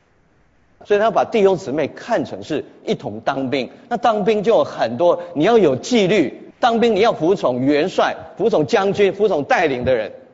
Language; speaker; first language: Chinese; native; Chinese